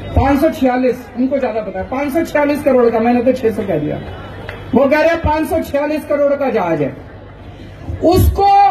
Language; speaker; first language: Hindi; native; Hindi